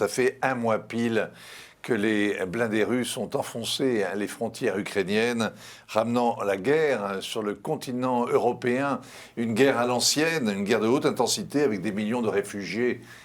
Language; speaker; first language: French; native; French